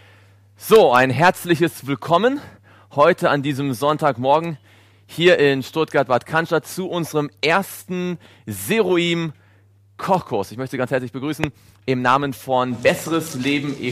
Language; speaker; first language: German; native; German